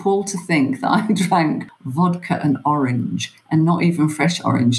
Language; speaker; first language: English; native; English